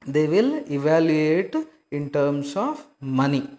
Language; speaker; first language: English; non-native, local second language; Kannada